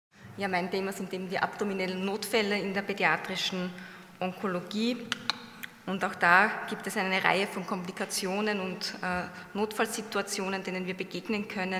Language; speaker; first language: German; native; German